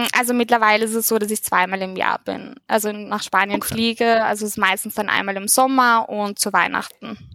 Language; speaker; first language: German; early bilingual, heritage; German